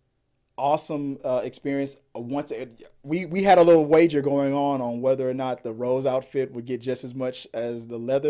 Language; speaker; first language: English; native; English